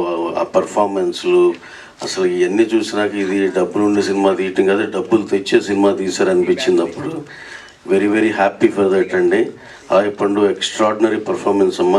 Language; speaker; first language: Telugu; native; Telugu